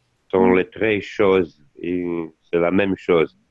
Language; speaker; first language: French; non-native, learner; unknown